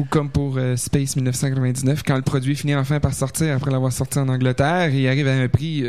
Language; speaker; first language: French; native; French